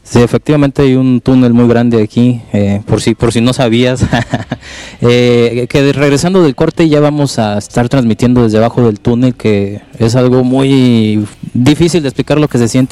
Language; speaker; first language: Spanish; native; Spanish